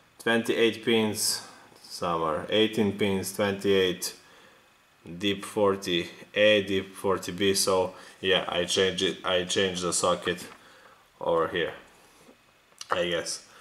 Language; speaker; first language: English; non-native, fluent; Serbian